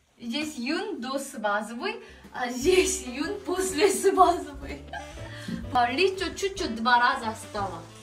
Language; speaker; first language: Russian; non-native, learner; Korean